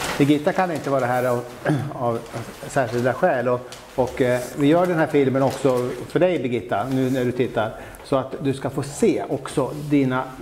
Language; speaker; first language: Swedish; native; Swedish